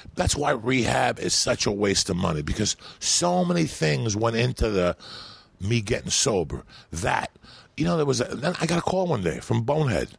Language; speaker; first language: English; early bilingual, other home language; Spanish